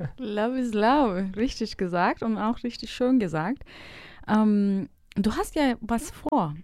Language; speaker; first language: German; non-native, fluent; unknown